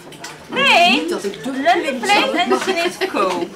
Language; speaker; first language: Dutch; non-native, learner; Chinese